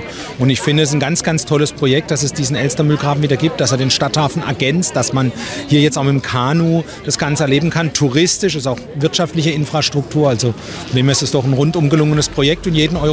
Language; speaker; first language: German; native; German